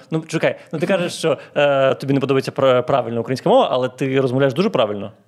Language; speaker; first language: Ukrainian; non-native, local second language; Russian